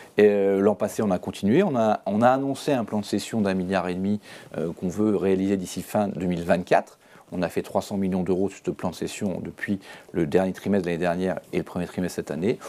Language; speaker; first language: French; native; French